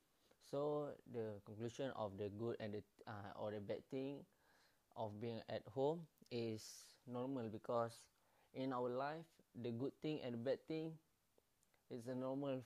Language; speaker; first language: English; non-native, learner; Malay